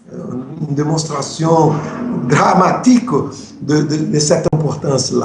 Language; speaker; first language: French; non-native, fluent; Portuguese